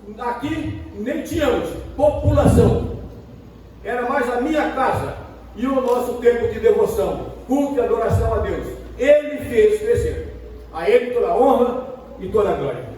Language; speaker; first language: Portuguese; native; Portuguese